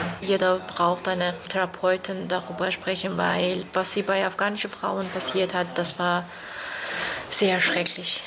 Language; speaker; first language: German; non-native, fluent; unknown